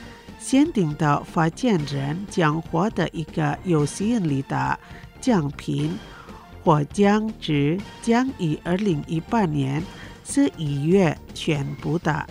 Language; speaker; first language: Chinese; early bilingual, heritage; Chinese